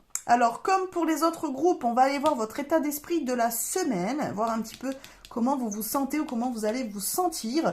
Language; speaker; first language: French; native; French